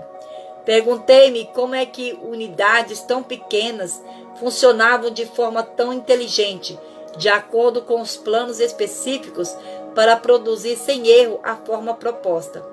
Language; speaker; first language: Portuguese; native; Portuguese